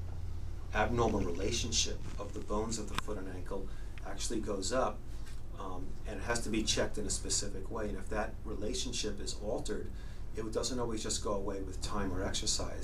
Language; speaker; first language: English; native; English